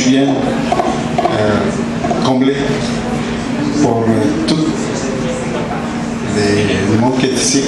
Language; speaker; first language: French; non-native, learner; Spanish